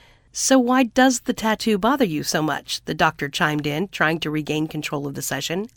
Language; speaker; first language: English; native; English